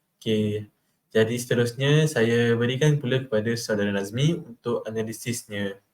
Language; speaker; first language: Malay; native; Malay